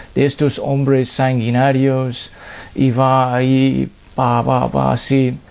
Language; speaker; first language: Spanish; non-native, fluent; English